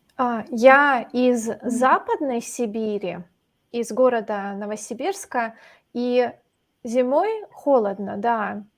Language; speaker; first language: Russian; native; Russian